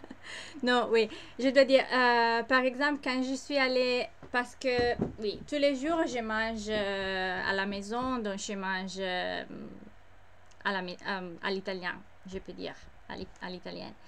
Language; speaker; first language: French; non-native, learner; English